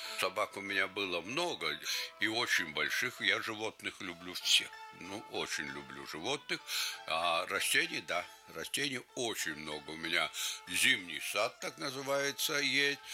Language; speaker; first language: Russian; non-native, local second language; Lithuanian